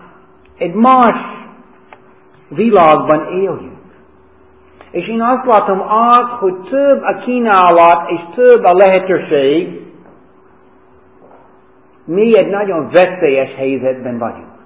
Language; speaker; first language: Hungarian; non-native, learner; English